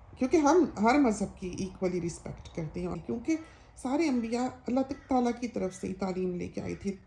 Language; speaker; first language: Urdu; native; Urdu